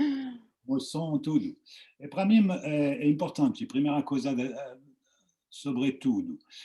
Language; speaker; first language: Portuguese; non-native, fluent; French